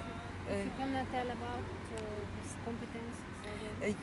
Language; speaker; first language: English; non-native, learner; Italian